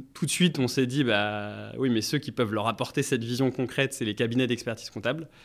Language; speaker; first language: French; native; French